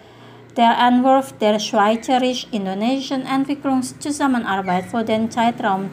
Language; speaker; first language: German; non-native, fluent; Indonesian